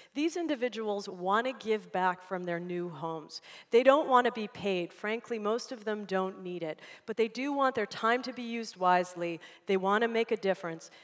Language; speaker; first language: English; native; English